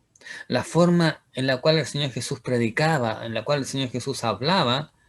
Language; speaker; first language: Spanish; native; Spanish